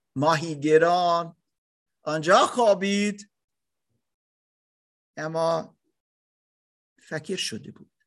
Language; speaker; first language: Persian; non-native, learner; German